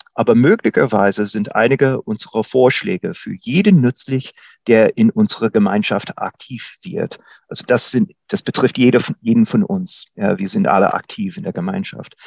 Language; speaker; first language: German; non-native, fluent; English